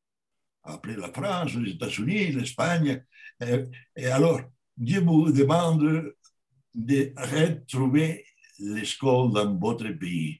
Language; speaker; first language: French; non-native, learner; Spanish